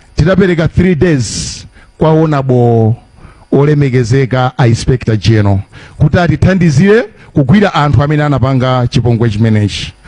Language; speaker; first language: Nyanja; native; Nyanja